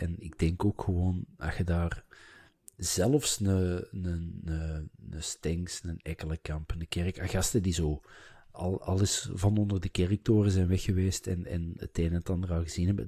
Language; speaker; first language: Dutch; native; Dutch